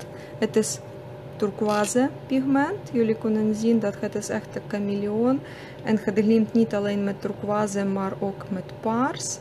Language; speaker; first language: Dutch; non-native, fluent; Russian